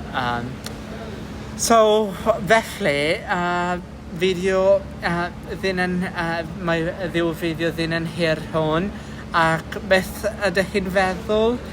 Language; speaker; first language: Welsh; non-native, learner; English